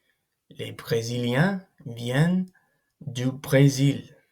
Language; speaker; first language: French; non-native, fluent; English